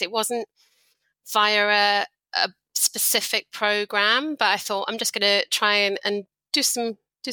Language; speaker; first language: English; native; English